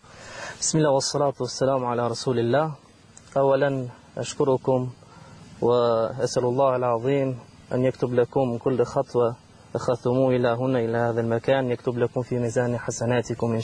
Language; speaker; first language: Arabic; non-native, fluent; Albanian